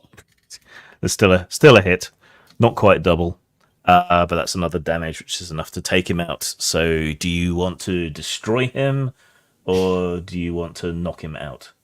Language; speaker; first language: English; native; English